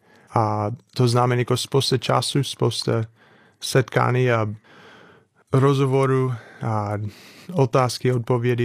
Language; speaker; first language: Czech; non-native, fluent; English